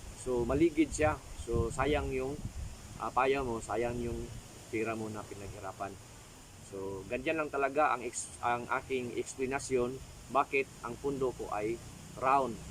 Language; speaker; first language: Filipino; non-native, local second language; Cebuano